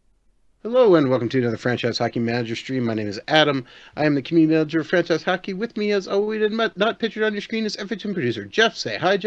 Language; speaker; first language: English; native; English